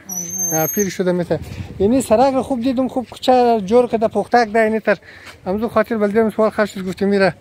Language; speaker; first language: Persian; native; Persian